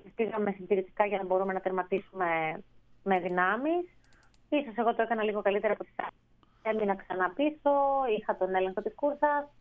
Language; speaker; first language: Greek; native; Greek